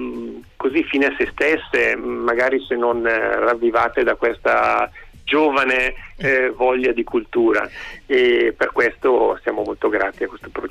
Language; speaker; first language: Italian; native; Italian